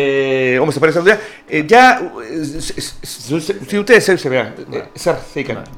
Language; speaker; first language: Basque; native; Basque